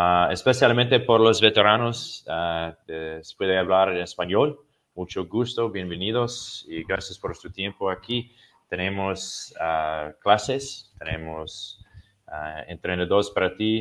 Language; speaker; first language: Spanish; non-native, learner; English